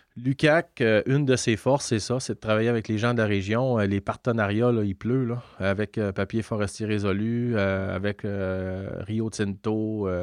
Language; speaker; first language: French; native; French